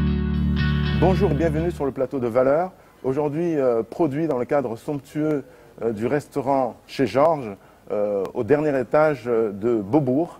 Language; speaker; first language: French; native; French